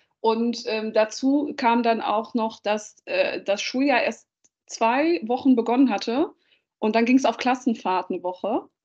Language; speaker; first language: German; early bilingual, other home language; Dutch